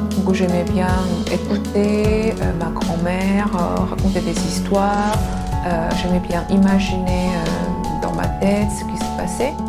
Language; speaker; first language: French; non-native, fluent; Korean